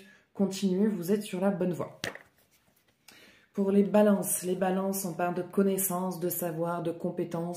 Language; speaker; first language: French; native; French